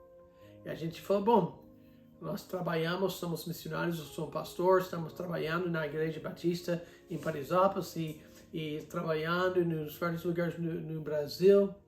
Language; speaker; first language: Portuguese; non-native, fluent; English